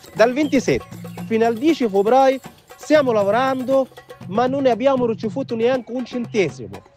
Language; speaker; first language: Italian; non-native, fluent; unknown